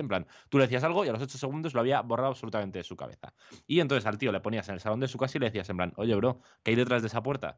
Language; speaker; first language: Spanish; native; Spanish